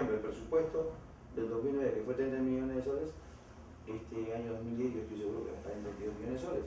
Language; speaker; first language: Spanish; native; Spanish